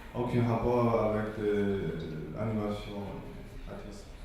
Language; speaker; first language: French; non-native, learner; Chinese